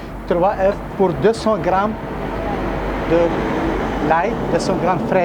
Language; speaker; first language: French; non-native, learner; Arabic